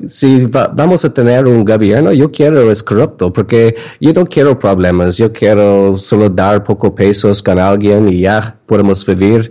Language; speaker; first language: Spanish; non-native, learner; English